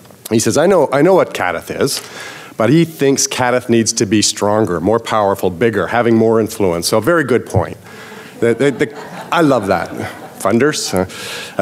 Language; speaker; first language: English; native; English